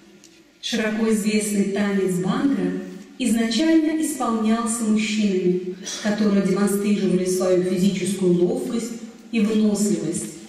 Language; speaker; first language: Russian; native; Russian